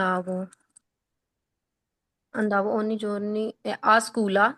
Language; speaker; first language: Italian; non-native, learner; Punjabi